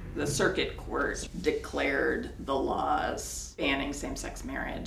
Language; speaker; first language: English; native; English